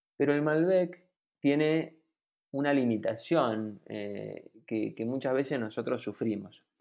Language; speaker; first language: Spanish; native; Spanish